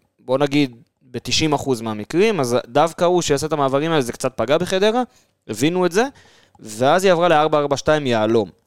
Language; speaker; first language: Hebrew; native; Hebrew